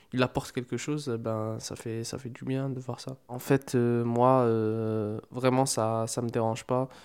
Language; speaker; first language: French; non-native, local second language; Arabic